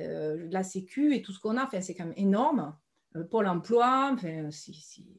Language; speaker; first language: French; native; French